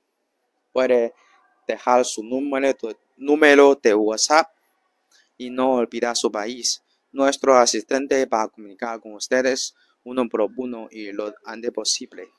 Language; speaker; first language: Spanish; non-native, learner; Chinese